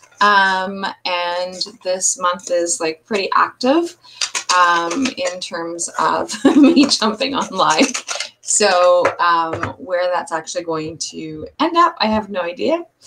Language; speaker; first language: English; native; English